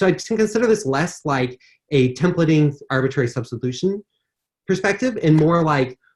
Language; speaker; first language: English; native; English